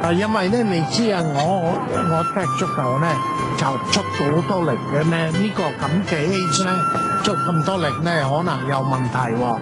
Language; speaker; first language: Cantonese; non-native, fluent; Italian